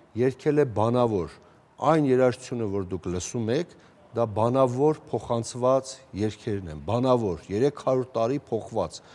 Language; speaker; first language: Armenian; native; Armenian